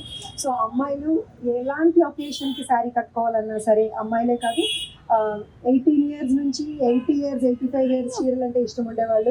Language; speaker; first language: Telugu; native; Telugu